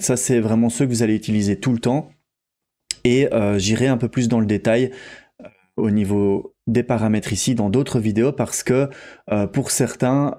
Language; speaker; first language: French; native; French